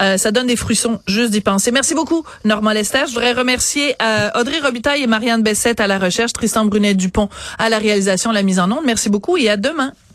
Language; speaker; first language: French; native; French